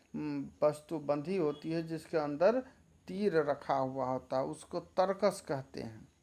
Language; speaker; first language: Hindi; native; Hindi